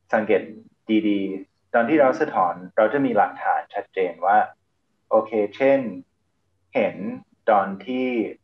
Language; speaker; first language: Thai; non-native, fluent; English